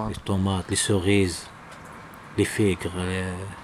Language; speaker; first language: French; non-native, learner; Arabic